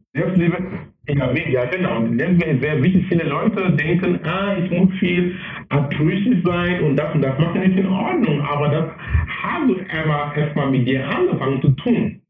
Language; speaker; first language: German; non-native, fluent; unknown